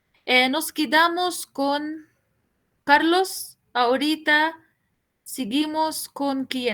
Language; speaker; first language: Spanish; non-native, fluent; Arabic